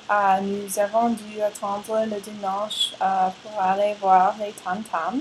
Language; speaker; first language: French; non-native, learner; English